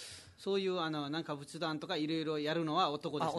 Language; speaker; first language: Japanese; non-native, fluent; Nepali